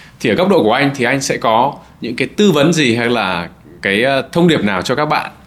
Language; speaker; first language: Vietnamese; early bilingual, heritage; Vietnamese